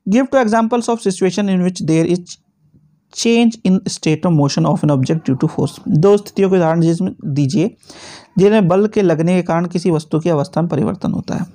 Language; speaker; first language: Hindi; native; Hindi